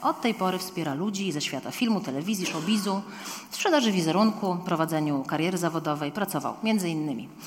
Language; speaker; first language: Polish; native; Polish